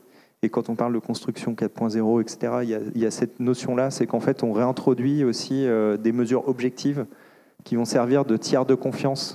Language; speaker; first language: French; native; French